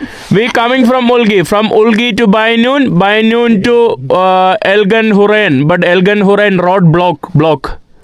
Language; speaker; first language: English; non-native, local second language; Malayalam